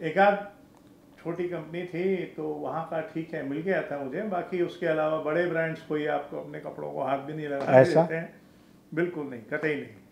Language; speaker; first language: Hindi; native; Hindi